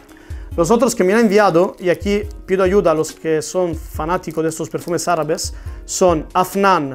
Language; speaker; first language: Spanish; non-native, fluent; Italian